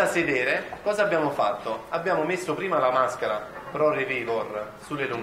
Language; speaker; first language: Italian; native; Italian